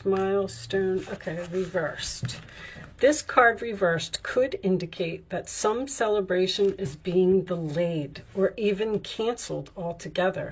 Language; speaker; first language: English; native; English